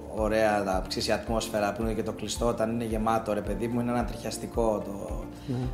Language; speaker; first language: Greek; native; Greek